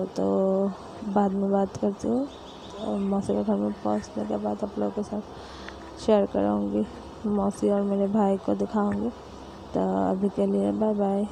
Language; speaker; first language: Hindi; non-native, local second language; Assamese